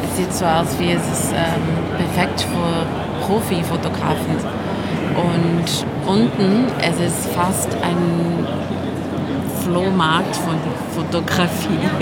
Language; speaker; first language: German; non-native, fluent; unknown